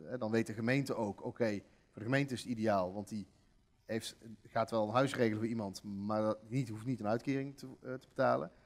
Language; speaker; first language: Dutch; native; Dutch